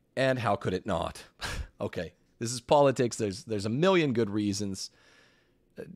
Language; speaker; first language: English; native; English